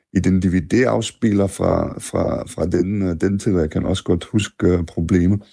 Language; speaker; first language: Danish; non-native, fluent; German